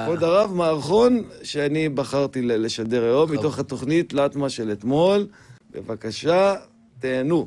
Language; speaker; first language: Hebrew; native; Hebrew